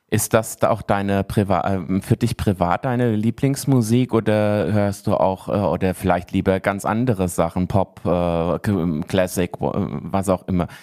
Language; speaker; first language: German; native; German